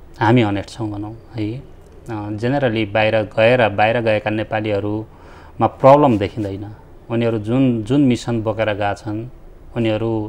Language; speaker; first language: Nepali; native; Nepali